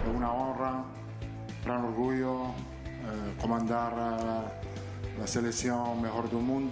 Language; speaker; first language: Portuguese; non-native, learner; Italian